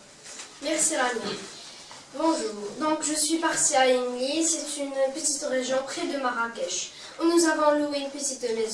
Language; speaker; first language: French; non-native, local second language; Arabic